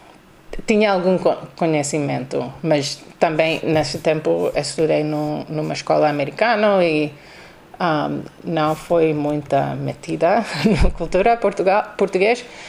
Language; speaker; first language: Portuguese; non-native, learner; English